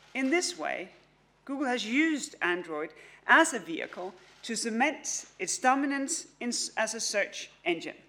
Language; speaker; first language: English; non-native, fluent; Danish